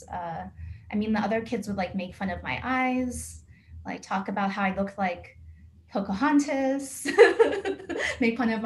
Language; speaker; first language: English; native; English